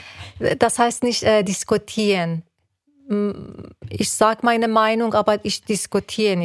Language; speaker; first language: German; non-native, fluent; Persian